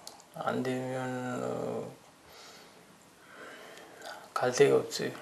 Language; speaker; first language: Korean; non-native, learner; Sinhala